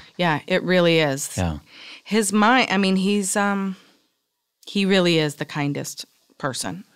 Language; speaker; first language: English; native; English